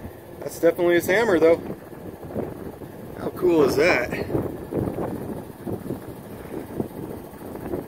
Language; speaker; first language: English; native; English